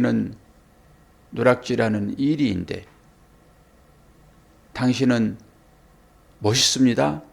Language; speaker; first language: Korean; native; Korean